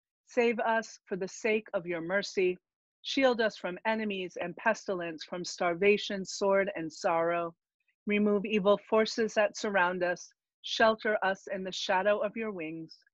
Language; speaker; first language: English; native; English